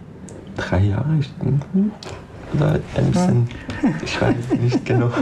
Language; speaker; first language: German; non-native, learner; Persian